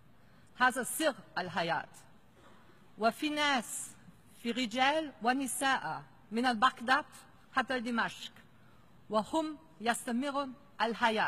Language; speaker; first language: Arabic; non-native, fluent; German